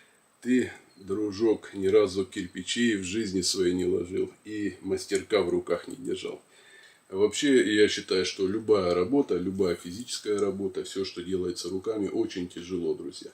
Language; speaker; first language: Russian; native; Russian